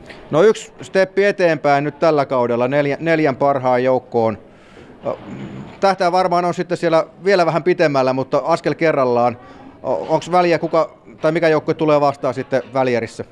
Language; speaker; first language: Finnish; native; Finnish